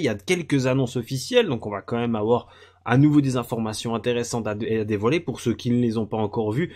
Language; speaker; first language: French; native; French